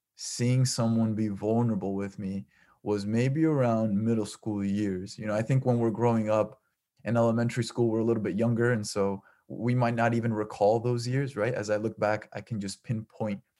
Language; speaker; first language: English; early bilingual, other home language; Spanish